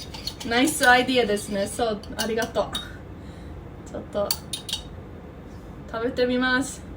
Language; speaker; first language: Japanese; non-native, learner; English